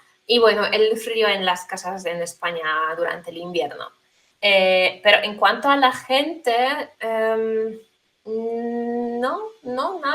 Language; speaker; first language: Spanish; non-native, fluent; Polish